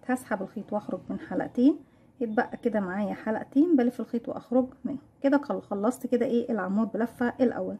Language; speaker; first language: Arabic; native; Arabic